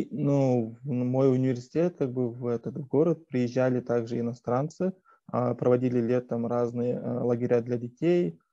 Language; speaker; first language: Russian; native; Russian